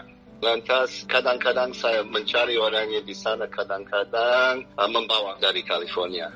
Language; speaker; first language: Indonesian; non-native, fluent; English